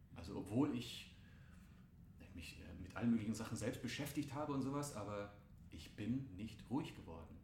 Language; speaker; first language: German; native; German